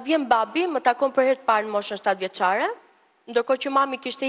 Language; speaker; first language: Albanian; early bilingual, heritage; Albanian